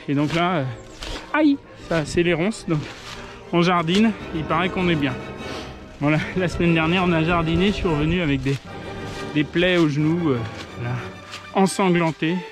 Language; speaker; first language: French; native; French